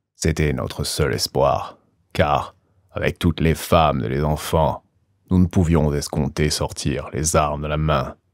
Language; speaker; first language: French; native; French